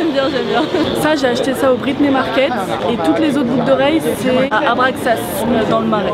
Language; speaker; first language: French; native; French